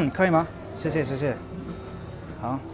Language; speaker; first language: Chinese; non-native, fluent; English